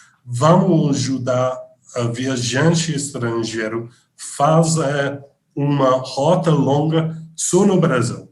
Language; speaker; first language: Portuguese; non-native, fluent; English